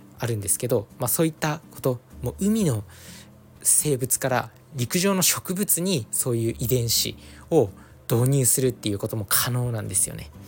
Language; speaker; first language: Japanese; native; Japanese